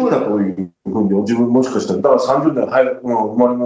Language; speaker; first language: Japanese; native; Japanese